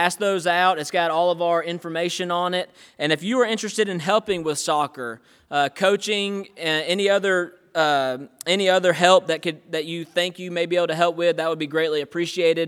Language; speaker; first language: English; native; English